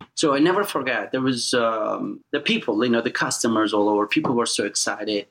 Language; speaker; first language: English; non-native, fluent; Turkish